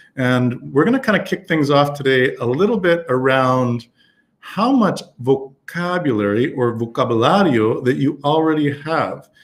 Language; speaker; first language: English; native; English